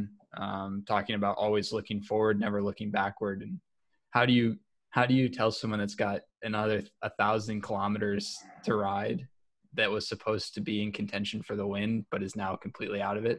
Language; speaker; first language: English; native; English